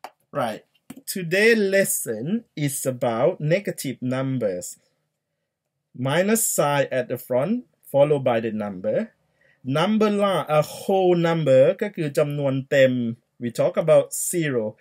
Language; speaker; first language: English; non-native, fluent; Thai